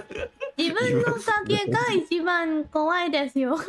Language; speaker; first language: Japanese; non-native, learner; Thai